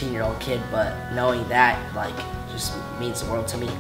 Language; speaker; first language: English; native; English